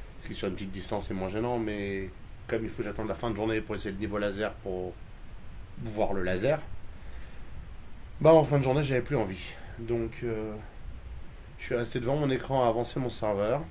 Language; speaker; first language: French; native; French